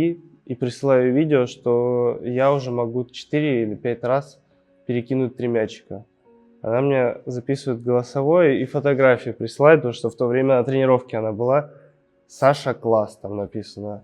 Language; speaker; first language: Russian; native; Russian